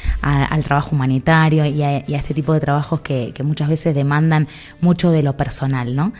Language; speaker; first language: Spanish; native; Spanish